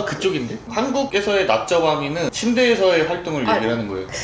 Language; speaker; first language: Korean; native; Korean